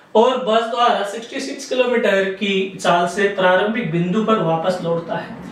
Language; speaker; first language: Hindi; non-native, local second language; Marathi